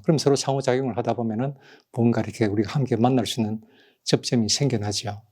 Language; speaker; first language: Korean; native; Korean